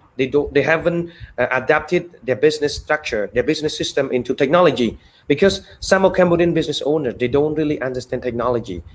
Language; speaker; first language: English; non-native, fluent; Khmer